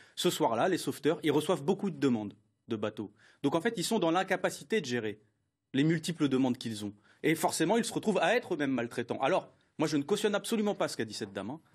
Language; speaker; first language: French; native; French